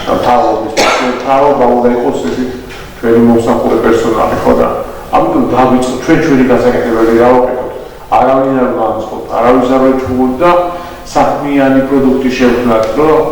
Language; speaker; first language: Georgian; non-native, local second language; Azerbaijani